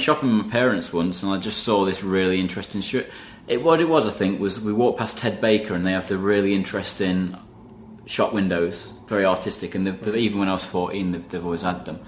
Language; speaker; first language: English; native; English